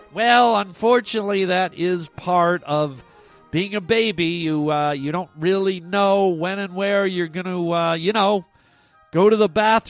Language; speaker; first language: English; native; English